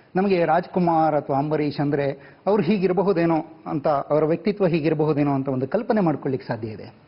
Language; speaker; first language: Kannada; native; Kannada